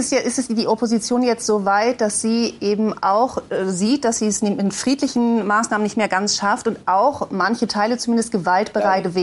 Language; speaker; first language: German; native; German